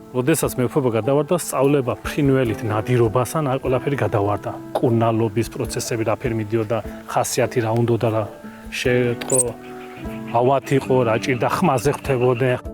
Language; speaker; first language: Georgian; native; Georgian